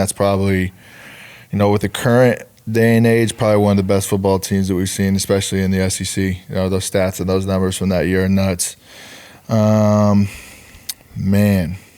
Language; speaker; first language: English; native; English